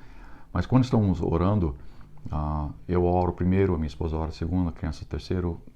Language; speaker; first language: Portuguese; non-native, fluent; English